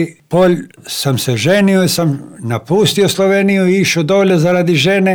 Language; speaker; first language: Slovenian; non-native, fluent; Albanian